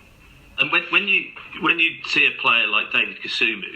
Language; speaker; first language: English; native; English